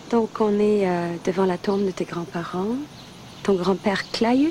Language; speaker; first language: French; native; French